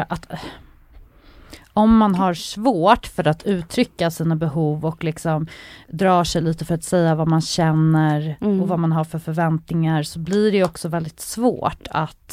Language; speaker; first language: Swedish; native; Swedish